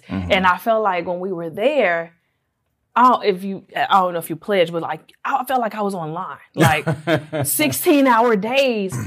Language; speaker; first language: English; native; English